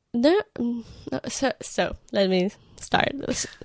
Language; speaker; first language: English; non-native, fluent; Romanian